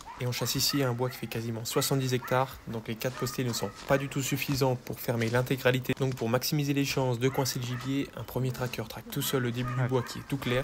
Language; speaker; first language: French; native; French